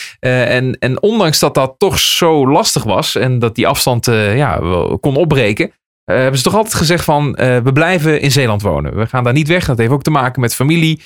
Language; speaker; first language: Dutch; native; Dutch